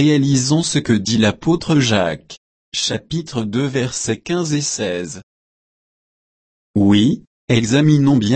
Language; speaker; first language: French; native; French